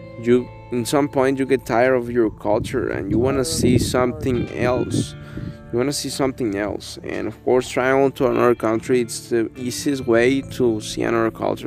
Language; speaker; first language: English; non-native, learner; Spanish